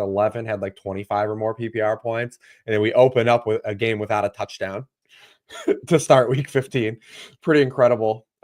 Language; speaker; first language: English; native; English